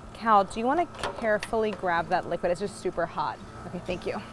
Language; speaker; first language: English; native; English